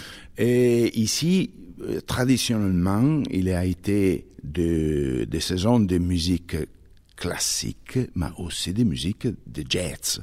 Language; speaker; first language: French; non-native, fluent; Italian